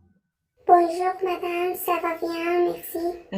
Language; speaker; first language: French; non-native, learner; Spanish